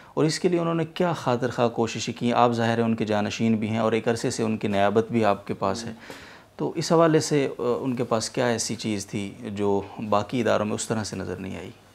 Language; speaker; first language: Urdu; native; Urdu